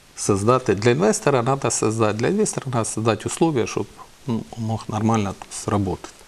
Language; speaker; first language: Ukrainian; native; Ukrainian